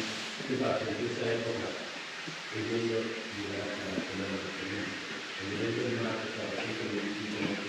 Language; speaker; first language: Spanish; non-native, fluent; Italian